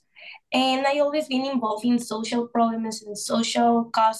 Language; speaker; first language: English; non-native, fluent; Spanish